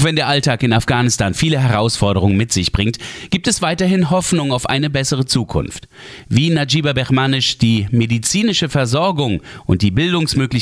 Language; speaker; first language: German; native; German